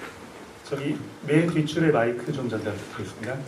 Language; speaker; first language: Korean; native; Korean